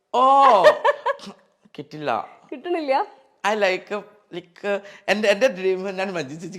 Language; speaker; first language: Malayalam; non-native, learner; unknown